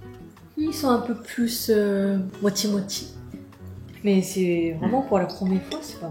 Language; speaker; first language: French; non-native, learner; Japanese